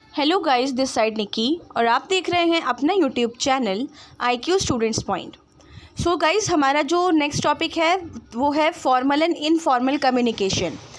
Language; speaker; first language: Hindi; non-native, local second language; Punjabi